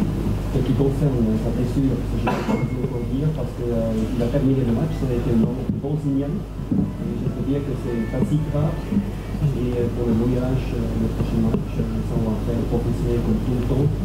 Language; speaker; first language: French; non-native, fluent; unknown